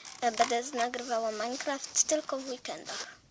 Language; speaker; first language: Polish; early bilingual, heritage; Polish